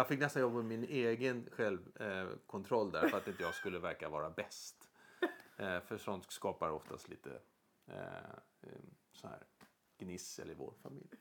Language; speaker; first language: Swedish; native; Swedish